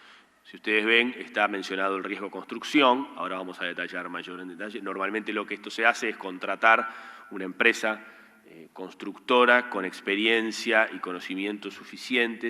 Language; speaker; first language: Spanish; native; Spanish